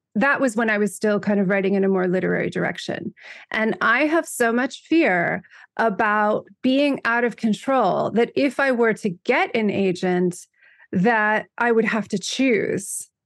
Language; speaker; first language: English; native; English